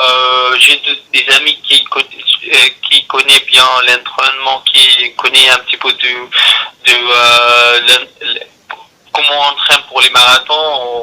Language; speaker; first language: French; non-native, learner; Arabic